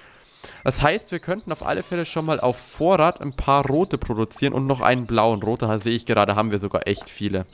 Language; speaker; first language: German; native; German